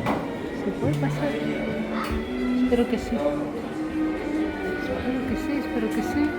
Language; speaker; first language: Spanish; non-native, fluent; Russian